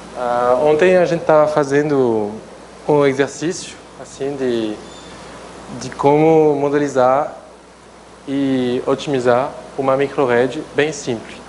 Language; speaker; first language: Portuguese; non-native, fluent; French